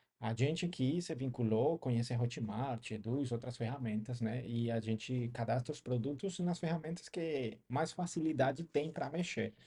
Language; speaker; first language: Portuguese; non-native, fluent; Spanish